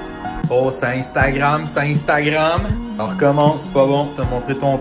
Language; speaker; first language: French; native; French